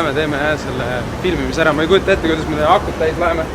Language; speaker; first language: Estonian; native; Estonian